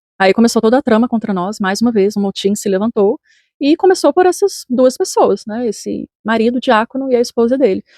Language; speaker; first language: Portuguese; native; Portuguese